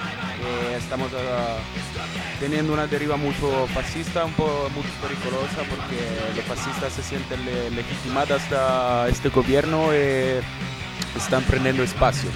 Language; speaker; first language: Spanish; non-native, learner; Italian